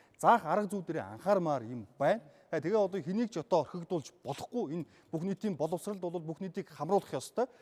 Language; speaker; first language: Mongolian; native; Mongolian